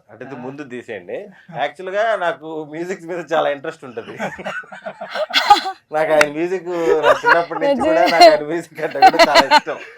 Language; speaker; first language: Telugu; native; Telugu